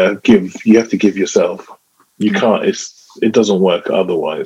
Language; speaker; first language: English; native; English